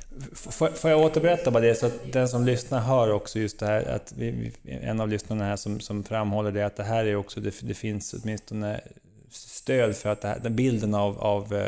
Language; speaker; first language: Swedish; native; Swedish